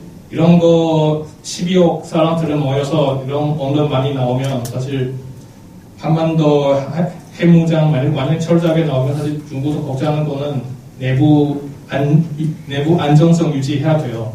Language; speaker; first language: Korean; non-native, fluent; Chinese